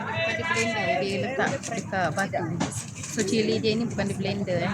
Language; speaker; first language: Malay; native; Malay